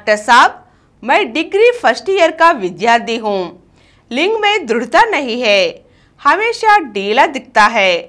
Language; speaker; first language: Hindi; non-native, local second language; Telugu